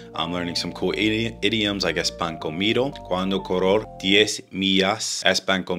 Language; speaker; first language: Spanish; non-native, learner; English